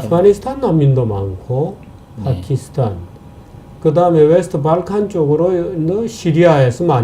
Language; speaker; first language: Korean; native; Korean